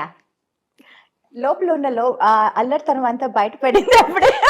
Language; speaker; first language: Telugu; non-native, local second language; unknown